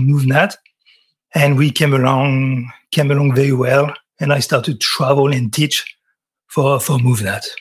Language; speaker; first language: English; non-native, fluent; French